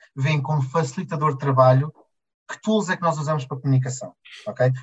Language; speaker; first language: Portuguese; native; Portuguese